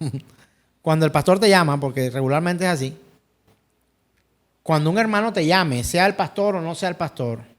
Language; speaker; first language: Spanish; native; Spanish